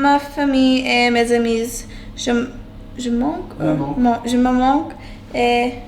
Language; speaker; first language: French; non-native, learner; English